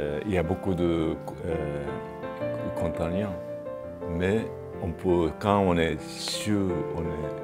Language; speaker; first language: French; non-native, fluent; Japanese